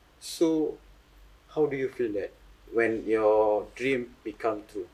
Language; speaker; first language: English; non-native, local second language; Malay